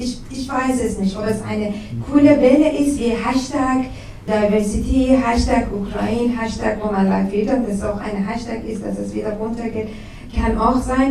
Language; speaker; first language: German; non-native, learner; Persian